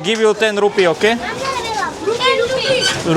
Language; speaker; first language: English; non-native, learner; Slovak